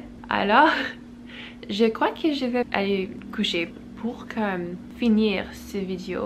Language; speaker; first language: French; early bilingual, heritage; English